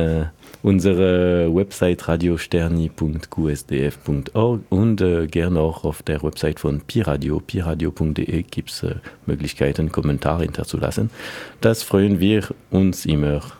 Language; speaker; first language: German; non-native, fluent; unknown